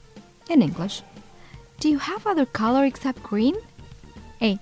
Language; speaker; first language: English; non-native, fluent; Indonesian